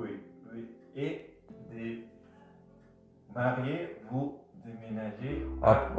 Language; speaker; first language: French; non-native, learner; Spanish